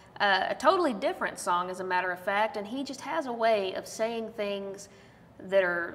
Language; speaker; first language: English; native; English